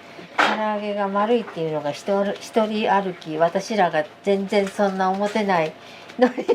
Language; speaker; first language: Japanese; native; Japanese